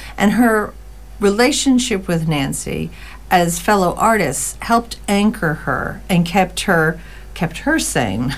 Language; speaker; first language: English; native; English